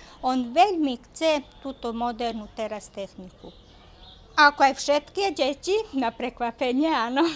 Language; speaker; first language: Slovak; native; Slovak